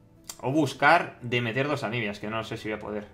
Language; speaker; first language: Spanish; native; Spanish